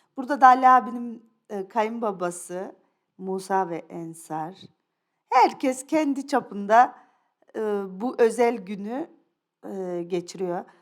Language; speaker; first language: Turkish; early bilingual, other home language; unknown